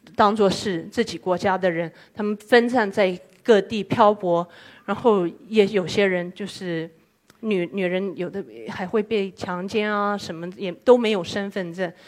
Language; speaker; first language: Chinese; non-native, fluent; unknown